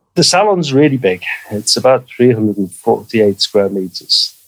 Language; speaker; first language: English; native; English